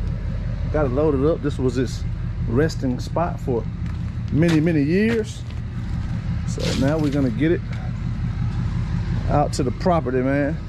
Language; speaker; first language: English; native; English